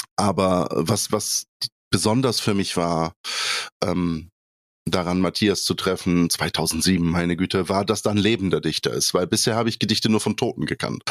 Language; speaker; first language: German; early bilingual, other home language; Polish